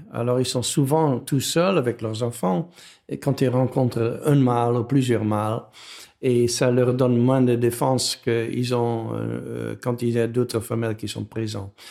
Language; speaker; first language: French; non-native, fluent; Dutch